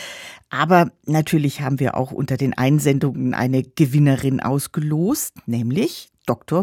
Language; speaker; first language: German; native; German